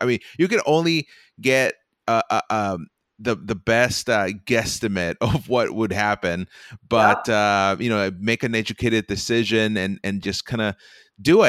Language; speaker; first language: English; early bilingual, other home language; Spanish